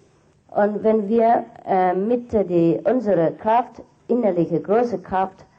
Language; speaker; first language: German; non-native, fluent; Vietnamese